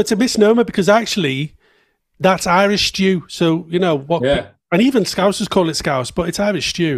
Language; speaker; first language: English; native; English